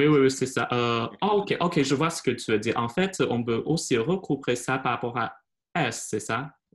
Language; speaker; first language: French; non-native, fluent; Chinese